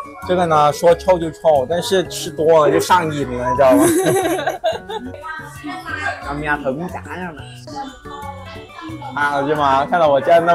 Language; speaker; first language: Chinese; early bilingual, heritage; Vietnamese